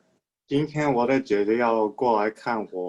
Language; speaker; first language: Chinese; non-native, learner; English